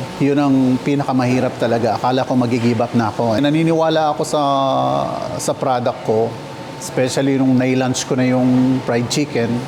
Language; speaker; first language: Filipino; non-native, local second language; Pampanga